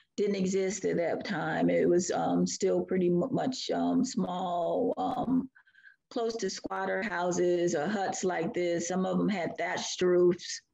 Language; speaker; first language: English; native; English